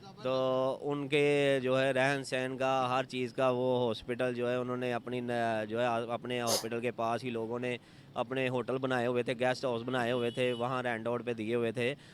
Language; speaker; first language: Urdu; non-native, local second language; Punjabi